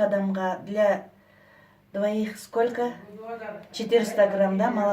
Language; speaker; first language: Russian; non-native, local second language; Kyrgyz